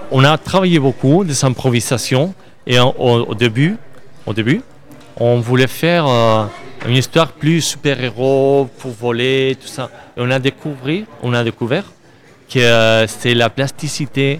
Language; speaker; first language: French; non-native, learner; Spanish